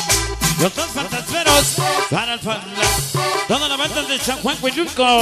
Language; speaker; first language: Spanish; native; Spanish